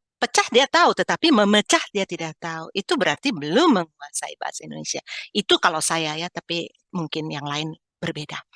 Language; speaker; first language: Indonesian; native; Indonesian